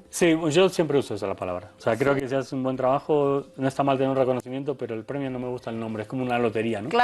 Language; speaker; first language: Spanish; native; Spanish